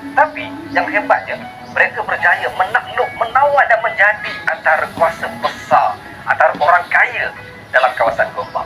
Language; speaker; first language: Malay; native; Malay